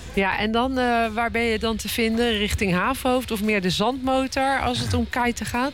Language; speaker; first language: Dutch; native; Dutch